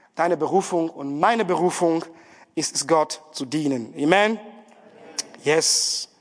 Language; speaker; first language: German; non-native, fluent; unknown